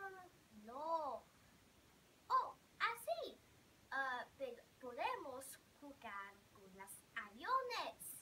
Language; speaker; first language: Spanish; non-native, learner; Vietnamese